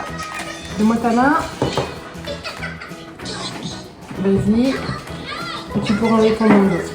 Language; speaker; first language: French; native; French